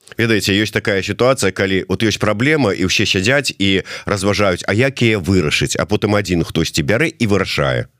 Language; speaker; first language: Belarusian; non-native, local second language; Russian